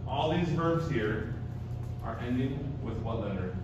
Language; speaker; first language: English; native; English